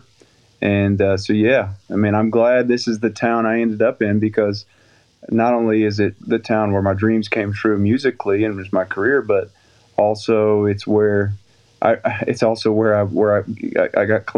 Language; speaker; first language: English; native; English